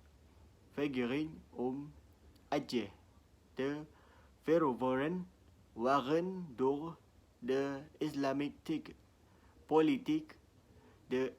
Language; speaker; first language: Dutch; non-native, learner; Indonesian